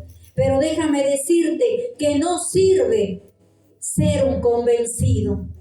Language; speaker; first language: Spanish; native; Spanish